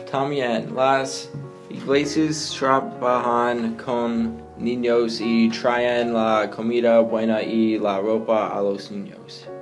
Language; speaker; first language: Spanish; non-native, learner; English